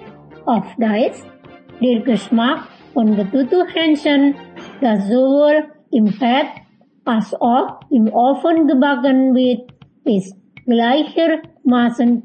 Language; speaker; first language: German; non-native, fluent; Indonesian